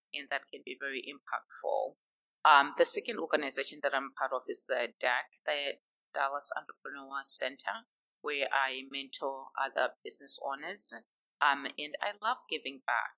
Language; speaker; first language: English; non-native, local second language; Shona